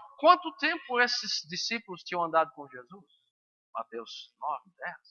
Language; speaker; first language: Portuguese; early bilingual, other home language; English